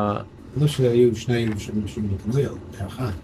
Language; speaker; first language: Hebrew; non-native, fluent; English